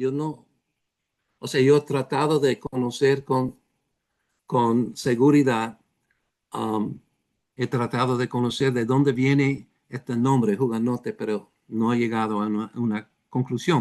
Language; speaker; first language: Spanish; non-native, fluent; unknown